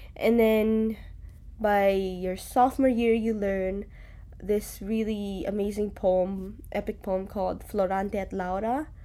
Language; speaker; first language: English; native; English